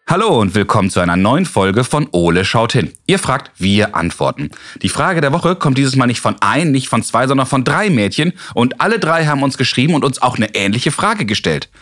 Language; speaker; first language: German; native; German